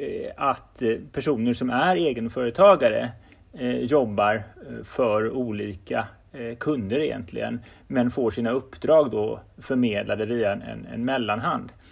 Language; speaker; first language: Swedish; native; Swedish